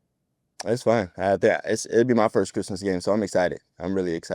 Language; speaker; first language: English; native; English